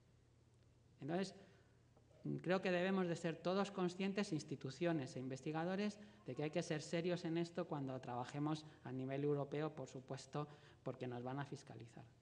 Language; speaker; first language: Spanish; native; Spanish